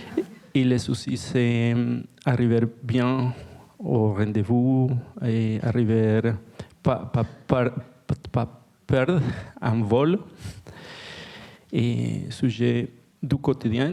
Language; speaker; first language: French; non-native, learner; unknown